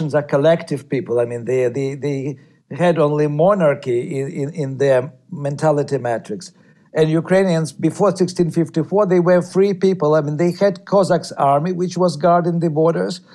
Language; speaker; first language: English; non-native, fluent; Russian